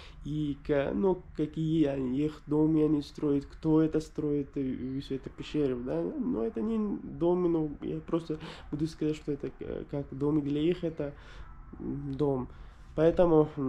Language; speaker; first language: Russian; non-native, learner; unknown